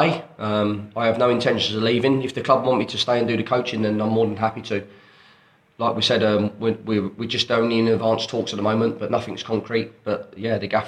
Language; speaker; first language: English; native; English